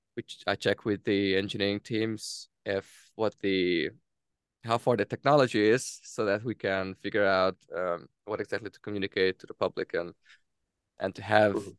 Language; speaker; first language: English; non-native, fluent; Hungarian